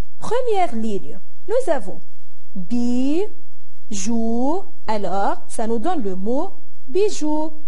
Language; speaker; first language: French; non-native, local second language; Arabic